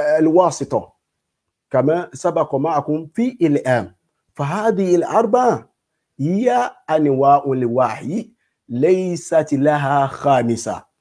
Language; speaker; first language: Arabic; non-native, fluent; Yoruba